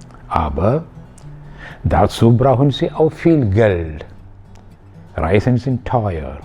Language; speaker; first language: German; non-native, fluent; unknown